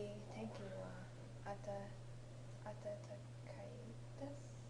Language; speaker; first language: Japanese; non-native, learner; English